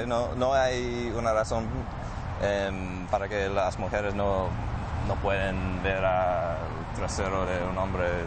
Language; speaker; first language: Spanish; non-native, fluent; English